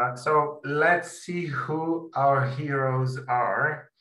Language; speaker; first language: English; non-native, fluent; Slovenian